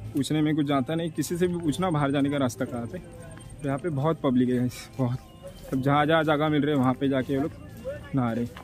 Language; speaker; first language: Hindi; non-native, local second language; Marathi